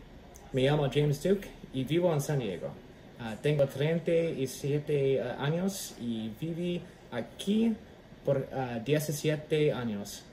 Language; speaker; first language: Spanish; non-native, learner; English